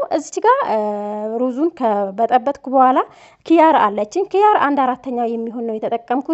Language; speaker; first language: Amharic; native; Amharic